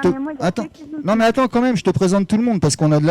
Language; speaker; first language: French; native; French